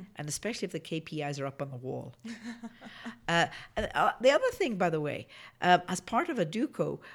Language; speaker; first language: English; native; English